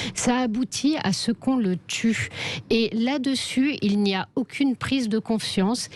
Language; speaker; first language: French; native; French